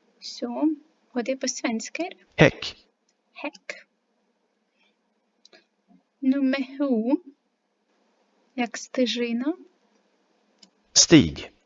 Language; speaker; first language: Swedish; non-native, fluent; Ukrainian